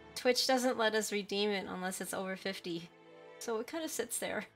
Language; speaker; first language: English; native; English